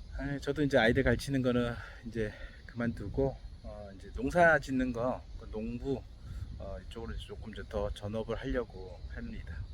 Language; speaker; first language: Korean; native; Korean